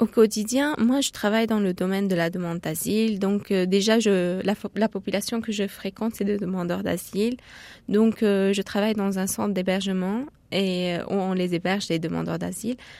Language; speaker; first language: French; non-native, fluent; Arabic